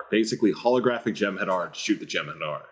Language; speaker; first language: English; native; English